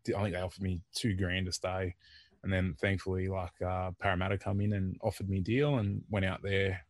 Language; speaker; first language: English; native; English